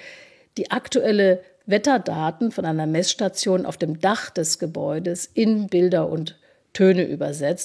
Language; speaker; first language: German; native; German